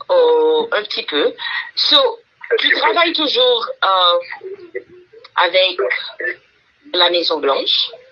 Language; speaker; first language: French; early bilingual, heritage; French